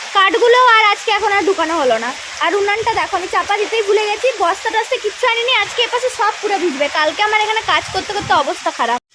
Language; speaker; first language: Bangla; non-native, local second language; Santali